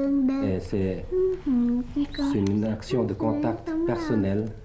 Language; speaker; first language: French; early bilingual, other home language; Thai